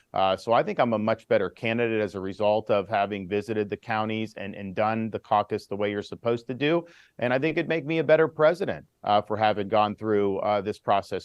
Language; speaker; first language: English; native; English